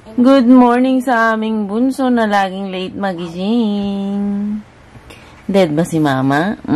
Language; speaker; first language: Filipino; native; Filipino